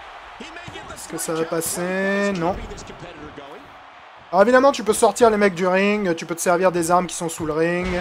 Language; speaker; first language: French; native; French